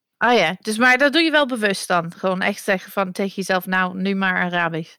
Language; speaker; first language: Dutch; non-native, fluent; English